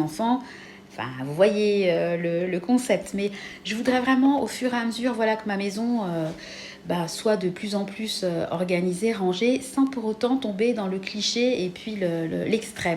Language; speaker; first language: French; native; French